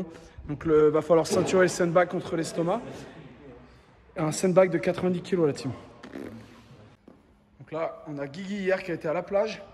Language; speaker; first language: French; native; French